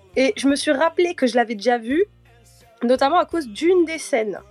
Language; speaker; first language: French; early bilingual, heritage; French